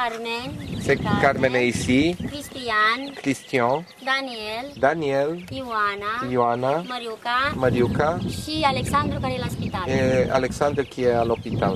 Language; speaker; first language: French; non-native, learner; Romanian